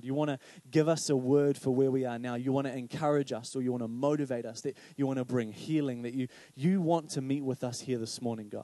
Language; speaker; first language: English; native; English